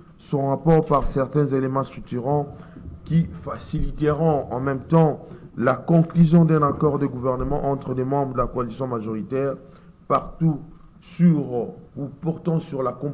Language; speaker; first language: French; non-native, local second language; Lingala